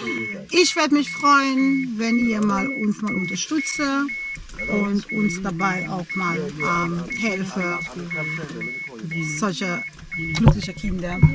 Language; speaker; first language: German; non-native, fluent; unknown